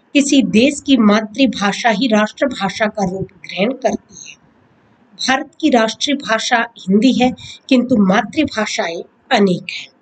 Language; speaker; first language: Hindi; native; Hindi